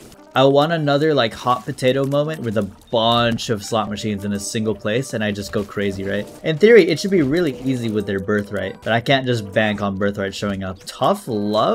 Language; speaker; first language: English; native; English